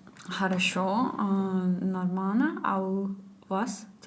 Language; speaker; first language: Russian; non-native, learner; English